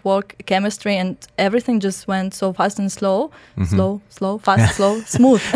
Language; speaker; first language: English; non-native, fluent; Russian